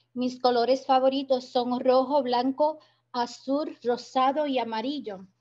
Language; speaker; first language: Spanish; early bilingual, heritage; Spanish